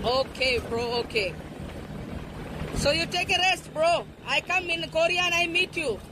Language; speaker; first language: English; non-native, learner; Hindi